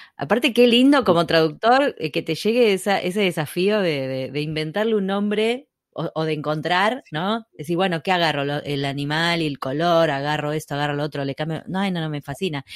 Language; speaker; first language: Spanish; native; Spanish